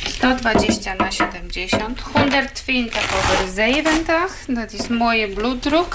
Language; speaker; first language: Dutch; non-native, learner; Polish